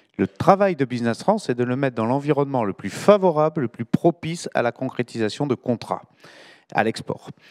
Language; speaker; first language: French; native; French